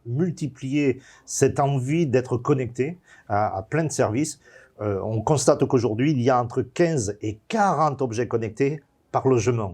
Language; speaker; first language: French; native; French